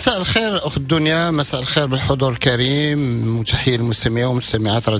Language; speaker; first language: Arabic; native; Arabic